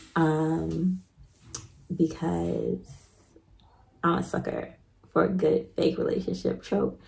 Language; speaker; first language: English; native; English